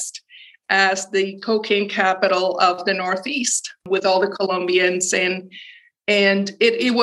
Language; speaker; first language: English; early bilingual, other home language; Spanish